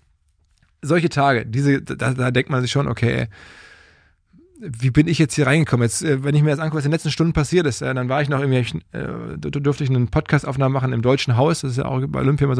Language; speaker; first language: German; native; German